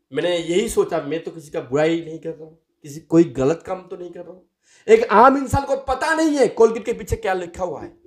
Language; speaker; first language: Hindi; non-native, local second language; Bangla